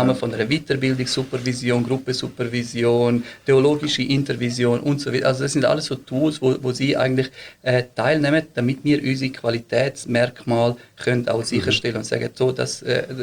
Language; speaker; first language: German; early bilingual, other home language; Bosnian